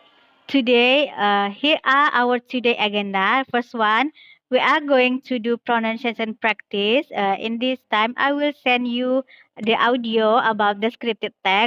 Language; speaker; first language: English; non-native, fluent; Indonesian